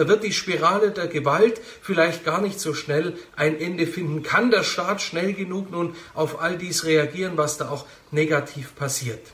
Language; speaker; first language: German; native; German